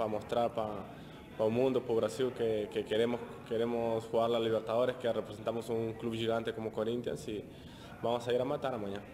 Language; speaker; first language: Portuguese; non-native, fluent; Spanish